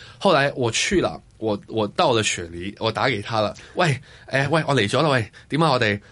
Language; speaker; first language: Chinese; non-native, fluent; Cantonese